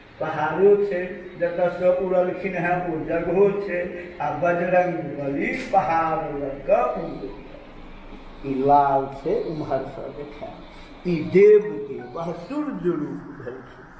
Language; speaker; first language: Maithili; native; Maithili